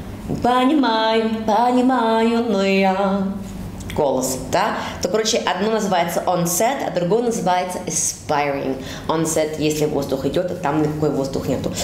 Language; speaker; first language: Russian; early bilingual, heritage; Russian